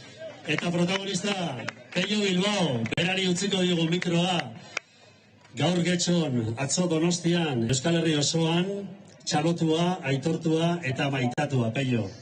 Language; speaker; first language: Basque; native; Basque